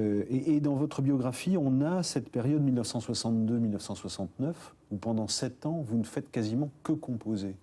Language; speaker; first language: French; native; French